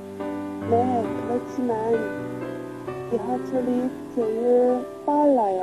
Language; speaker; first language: Korean; non-native, learner; Chinese